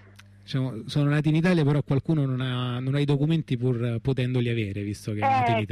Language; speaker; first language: Italian; native; Italian